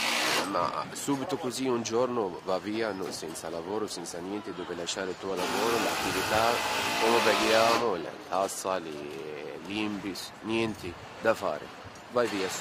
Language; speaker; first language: Italian; non-native, learner; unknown